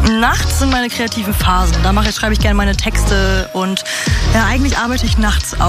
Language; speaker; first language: German; native; German